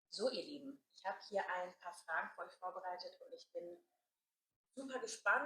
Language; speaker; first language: German; native; German